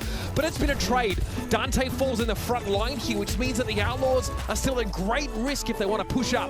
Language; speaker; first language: English; native; English